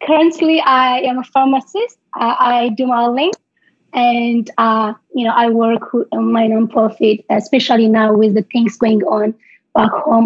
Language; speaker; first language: English; non-native, fluent; Tigrinya